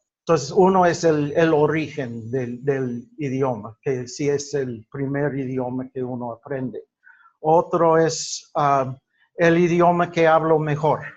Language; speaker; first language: Spanish; non-native, fluent; English